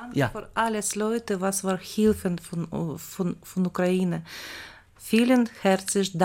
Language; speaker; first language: German; non-native, learner; Ukrainian